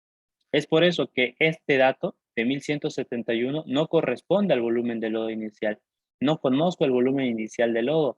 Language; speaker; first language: Spanish; native; Spanish